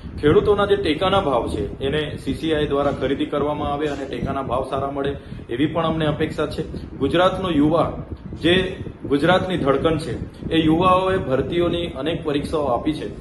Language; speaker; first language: Gujarati; non-native, local second language; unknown